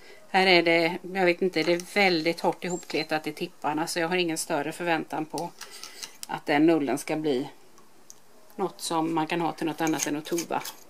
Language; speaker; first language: Swedish; native; Swedish